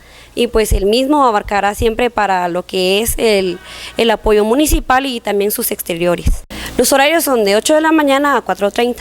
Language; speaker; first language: Spanish; native; Spanish